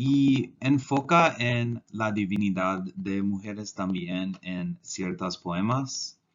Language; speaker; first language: Spanish; non-native, learner; English